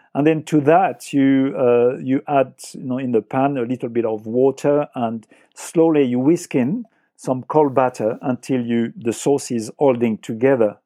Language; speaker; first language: English; non-native, fluent; French